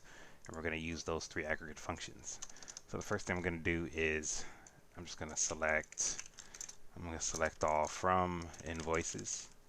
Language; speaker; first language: English; native; English